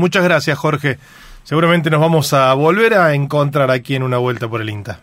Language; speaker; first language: Spanish; native; Spanish